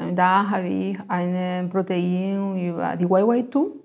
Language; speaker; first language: German; non-native, fluent; Spanish